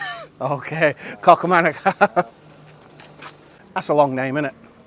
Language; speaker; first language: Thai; non-native, learner; English